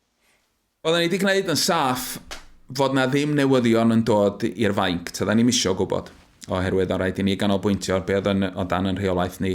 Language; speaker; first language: Welsh; native; Welsh